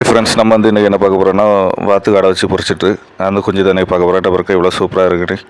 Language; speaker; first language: Tamil; native; Tamil